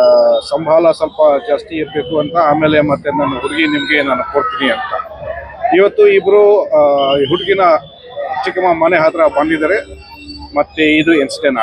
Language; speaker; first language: Kannada; non-native, fluent; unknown